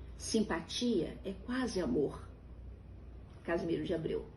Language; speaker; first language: Portuguese; native; Portuguese